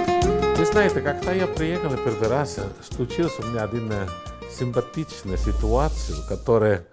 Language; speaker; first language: Russian; non-native, learner; Italian